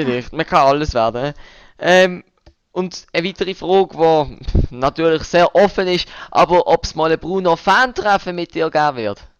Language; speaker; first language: German; native; German